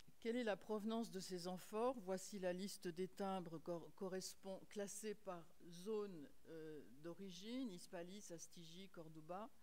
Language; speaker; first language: French; native; French